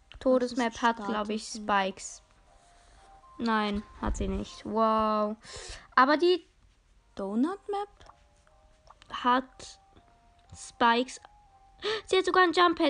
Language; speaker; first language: German; native; German